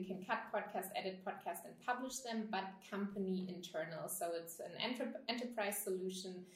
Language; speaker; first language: English; non-native, fluent; German